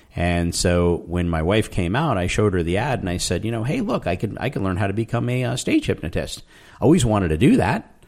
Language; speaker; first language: English; native; English